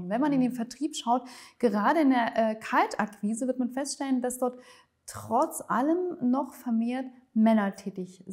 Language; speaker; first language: German; native; German